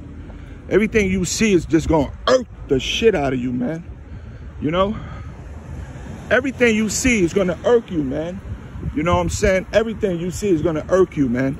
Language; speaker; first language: English; native; English